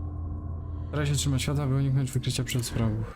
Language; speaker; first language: Polish; native; Polish